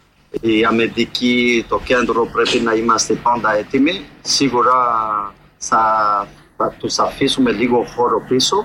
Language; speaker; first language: Greek; non-native, fluent; French